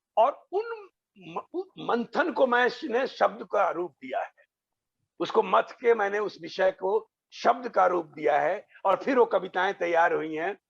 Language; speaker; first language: Hindi; non-native, local second language; Bhojpuri